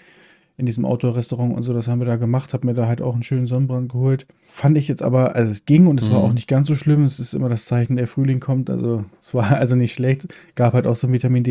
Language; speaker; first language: German; native; German